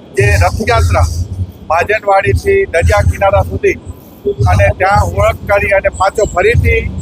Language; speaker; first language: Gujarati; native; Gujarati